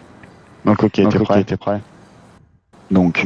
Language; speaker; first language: French; native; French